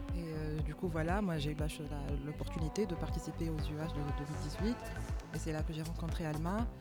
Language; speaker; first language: French; non-native, local second language; Arabic